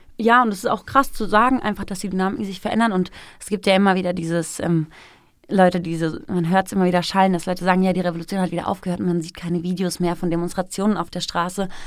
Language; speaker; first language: German; early bilingual, other home language; Persian